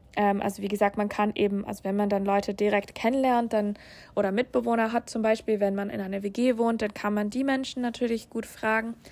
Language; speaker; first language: German; non-native, fluent; English